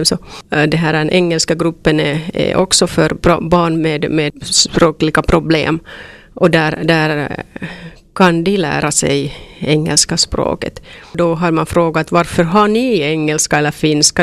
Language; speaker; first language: Swedish; non-native, local second language; Finnish